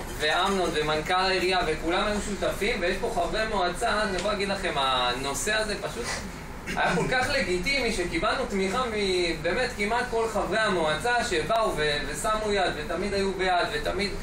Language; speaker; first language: Hebrew; native; Hebrew